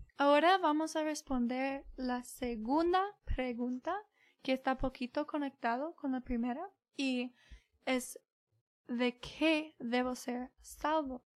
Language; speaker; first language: Spanish; early bilingual, heritage; Spanish